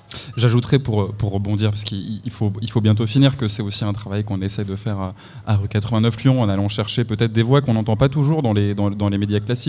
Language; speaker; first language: French; native; French